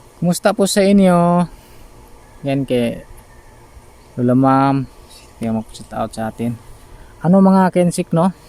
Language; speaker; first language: Filipino; non-native, local second language; Cebuano